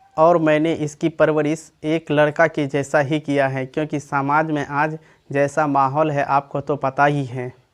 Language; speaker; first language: Hindi; native; Hindi